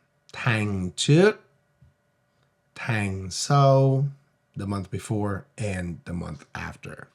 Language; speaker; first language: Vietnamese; non-native, fluent; English